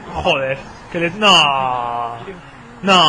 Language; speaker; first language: Spanish; native; Spanish